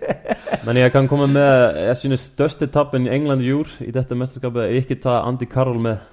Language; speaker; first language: Norwegian; non-native, fluent; Icelandic